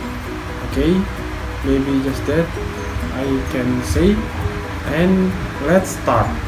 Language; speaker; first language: English; non-native, learner; Indonesian